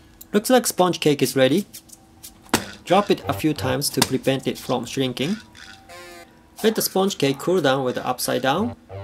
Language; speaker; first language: English; non-native, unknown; Japanese